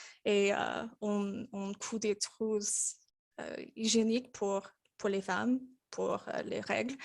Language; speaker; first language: French; non-native, learner; English